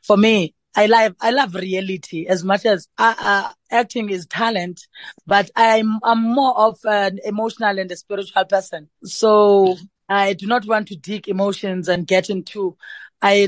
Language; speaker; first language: English; non-native, local second language; Xhosa